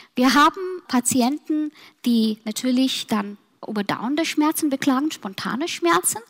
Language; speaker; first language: German; non-native, fluent; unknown